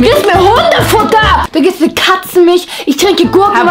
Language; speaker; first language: German; native; German